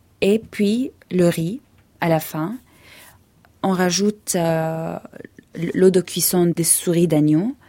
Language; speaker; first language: French; non-native, fluent; Arabic